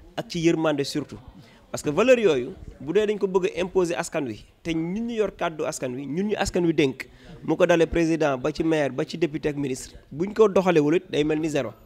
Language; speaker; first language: Wolof; native; Wolof